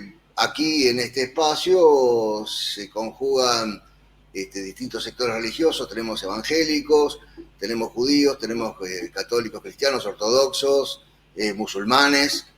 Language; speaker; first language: Spanish; native; Spanish